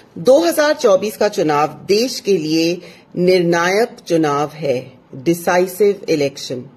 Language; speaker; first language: Hindi; non-native, local second language; English